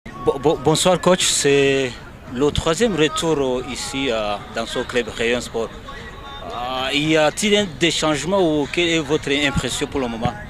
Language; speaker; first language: French; non-native, local second language; Kinyarwanda